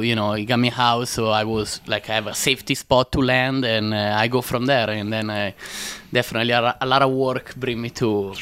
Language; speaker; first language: English; non-native, learner; Italian